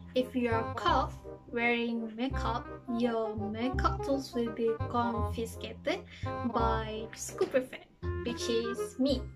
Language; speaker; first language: English; non-native, local second language; Malay